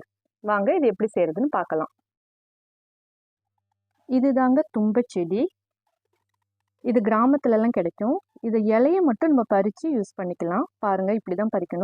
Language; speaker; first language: Tamil; native; Tamil